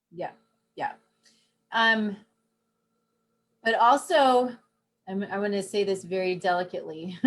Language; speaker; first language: English; native; English